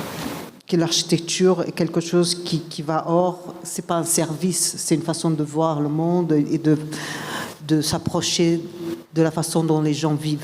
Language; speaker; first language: French; non-native, fluent; Portuguese